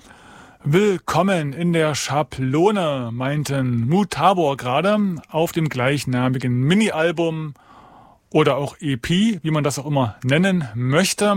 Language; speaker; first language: German; native; German